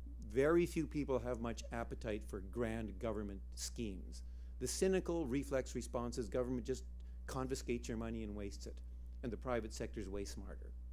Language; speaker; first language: English; native; English